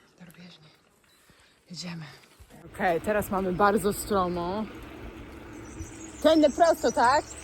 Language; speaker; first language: Polish; non-native, learner; English